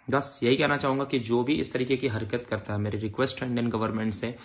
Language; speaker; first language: Hindi; native; Hindi